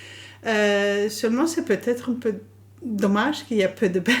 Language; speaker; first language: French; non-native, fluent; English